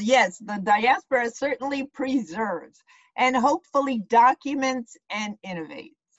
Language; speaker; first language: English; early bilingual, other home language; Ukrainian